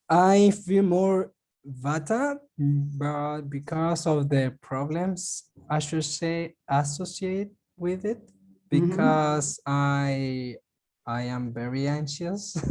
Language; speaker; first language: English; non-native, learner; Spanish